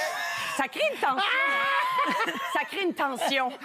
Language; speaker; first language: French; native; French